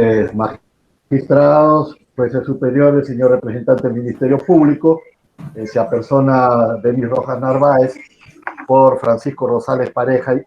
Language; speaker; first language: Spanish; native; Spanish